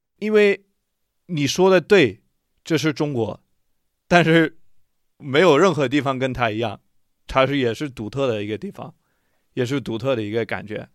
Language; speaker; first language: Chinese; non-native, fluent; English